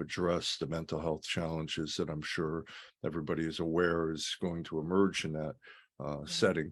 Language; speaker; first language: English; native; English